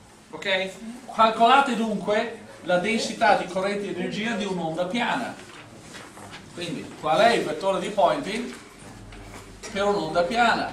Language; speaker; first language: Italian; native; Italian